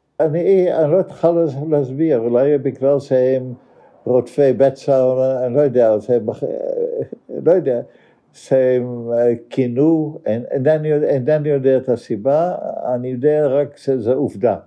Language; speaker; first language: Hebrew; non-native, fluent; Dutch